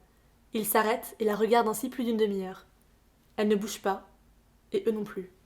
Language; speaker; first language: French; native; French